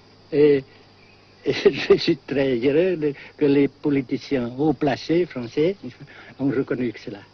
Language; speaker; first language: French; non-native, local second language; Vietnamese